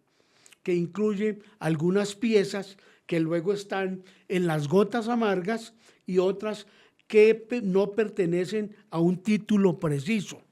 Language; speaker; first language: Spanish; native; Spanish